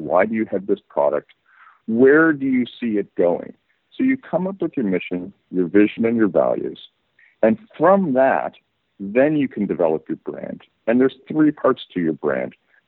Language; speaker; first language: English; native; English